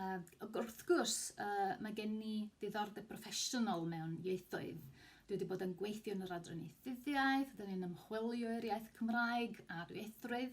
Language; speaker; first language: Welsh; non-native, fluent; Greek